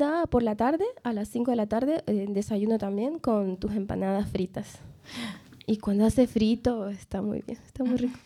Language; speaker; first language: Spanish; native; Spanish